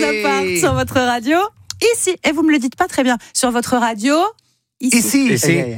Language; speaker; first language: French; native; French